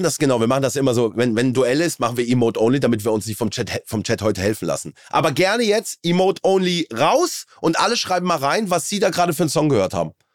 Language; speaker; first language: German; native; German